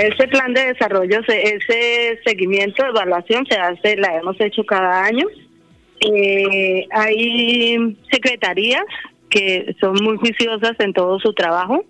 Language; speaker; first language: Spanish; native; Spanish